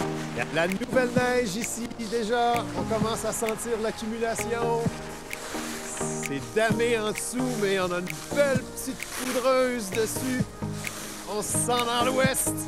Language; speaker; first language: French; native; French